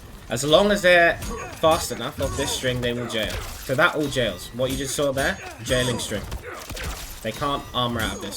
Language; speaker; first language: English; native; English